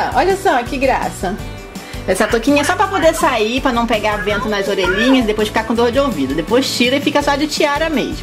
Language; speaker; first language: Portuguese; native; Portuguese